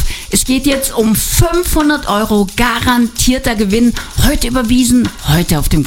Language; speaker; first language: German; native; German